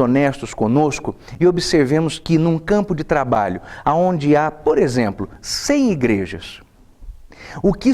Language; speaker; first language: Portuguese; native; Portuguese